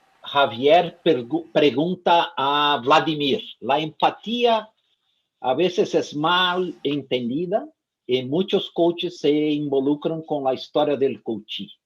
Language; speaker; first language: Spanish; non-native, fluent; Portuguese